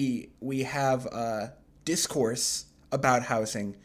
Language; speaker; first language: English; native; English